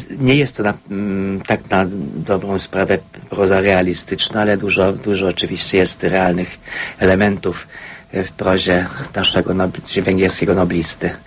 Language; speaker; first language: Polish; non-native, fluent; Hungarian